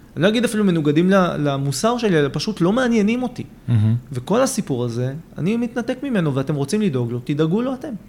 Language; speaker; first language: Hebrew; native; Hebrew